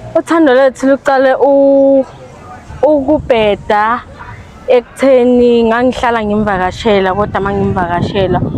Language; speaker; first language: Zulu; native; Zulu